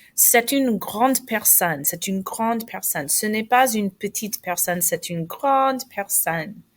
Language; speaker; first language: French; non-native, fluent; English